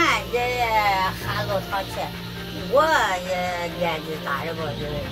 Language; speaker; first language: Chinese; native; Chinese